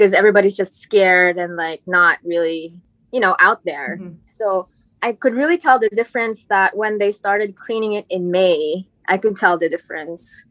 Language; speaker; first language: English; non-native, local second language; Filipino